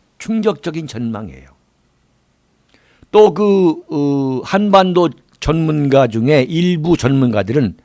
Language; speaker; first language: Korean; native; Korean